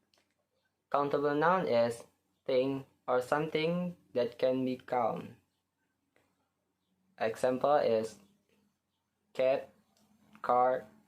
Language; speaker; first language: English; non-native, learner; Indonesian